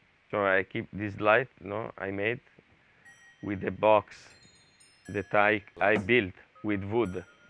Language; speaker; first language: English; non-native, fluent; Italian